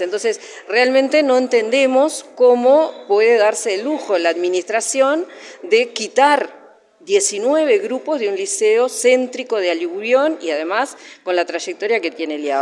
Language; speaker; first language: Spanish; native; Spanish